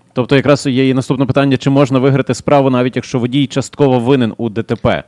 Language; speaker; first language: Ukrainian; native; Ukrainian